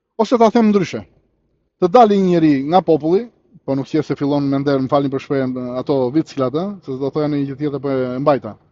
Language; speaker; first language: Albanian; early bilingual, heritage; Albanian